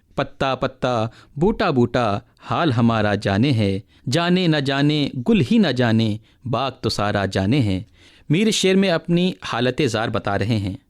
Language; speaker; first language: Urdu; native; Urdu